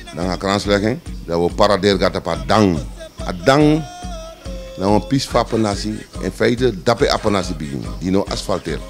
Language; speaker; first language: Dutch; non-native, local second language; Sranan Tongo